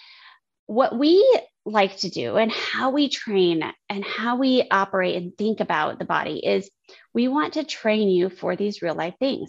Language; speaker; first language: English; native; English